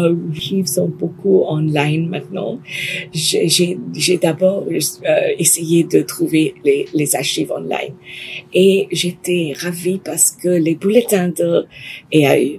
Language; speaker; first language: French; non-native, fluent; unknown